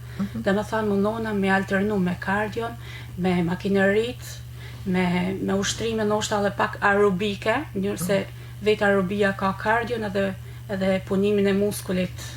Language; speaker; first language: Albanian; native; Albanian